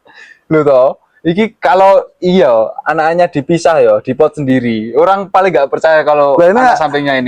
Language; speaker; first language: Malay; non-native, local second language; Javanese